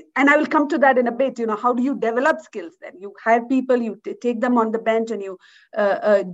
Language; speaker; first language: English; non-native, local second language; Malayalam